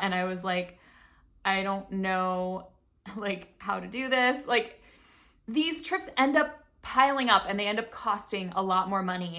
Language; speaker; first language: English; native; English